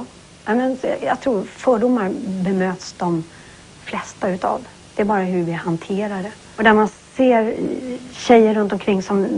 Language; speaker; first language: Swedish; native; Swedish